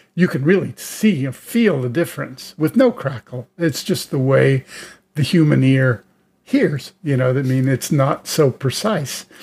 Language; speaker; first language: English; native; English